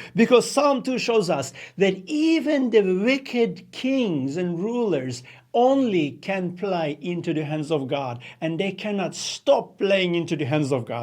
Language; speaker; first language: English; non-native, fluent; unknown